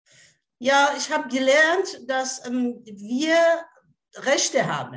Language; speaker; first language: German; non-native, fluent; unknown